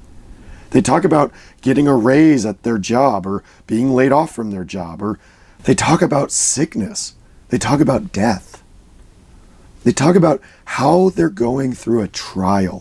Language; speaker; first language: English; native; English